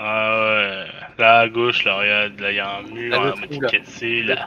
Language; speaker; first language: French; native; French